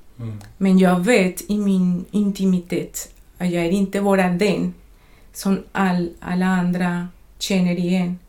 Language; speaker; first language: Swedish; non-native, fluent; Spanish